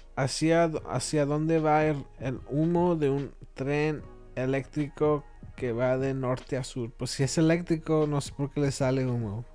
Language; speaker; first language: Spanish; early bilingual, other home language; English